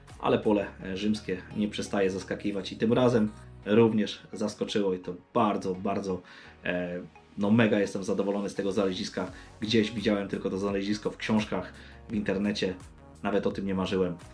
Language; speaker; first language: Polish; native; Polish